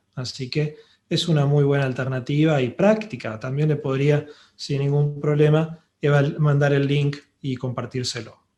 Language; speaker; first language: Spanish; native; Spanish